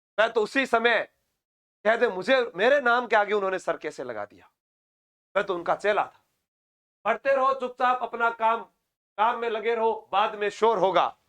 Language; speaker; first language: Hindi; native; Hindi